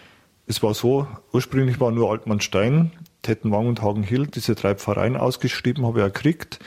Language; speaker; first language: German; native; German